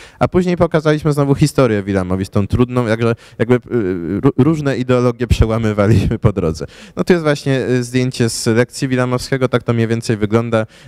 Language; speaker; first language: Polish; native; Polish